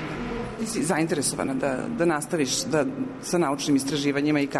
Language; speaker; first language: Serbian; native; Serbian